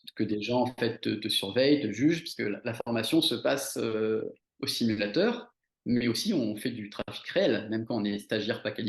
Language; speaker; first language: French; native; French